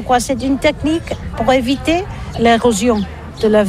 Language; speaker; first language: French; non-native, learner; Catalan